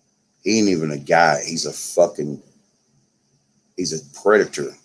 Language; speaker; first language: English; native; English